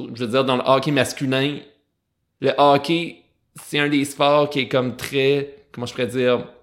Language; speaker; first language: French; native; French